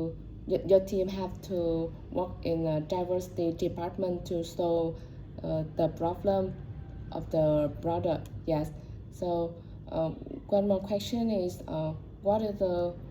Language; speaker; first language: English; non-native, learner; Vietnamese